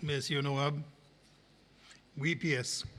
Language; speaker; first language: French; non-native, local second language; Seselwa Creole French